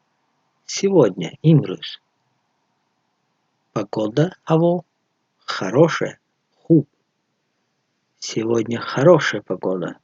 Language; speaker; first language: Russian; non-native, fluent; Tajik